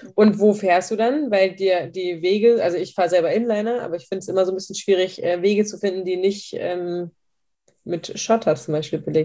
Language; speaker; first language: German; native; German